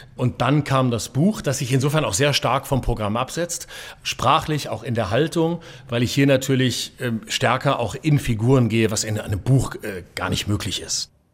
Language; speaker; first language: German; native; German